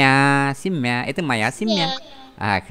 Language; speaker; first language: Russian; non-native, fluent; Vietnamese